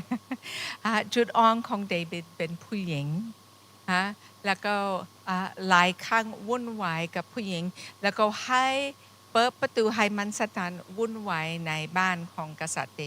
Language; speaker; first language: Thai; non-native, fluent; English